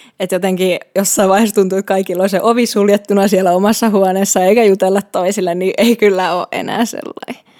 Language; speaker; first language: Finnish; native; Finnish